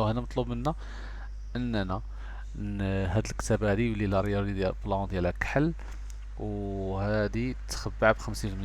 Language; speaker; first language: Arabic; native; Arabic